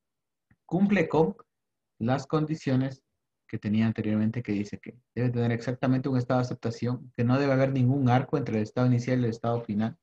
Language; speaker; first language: Spanish; native; Spanish